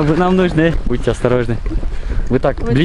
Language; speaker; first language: Russian; non-native, local second language; Kyrgyz